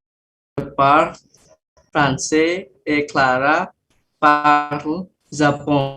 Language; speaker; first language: French; non-native, learner; Indonesian